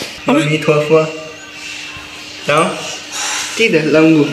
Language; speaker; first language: Indonesian; non-native, learner; Chinese